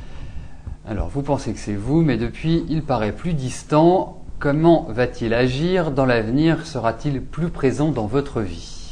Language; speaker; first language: French; native; French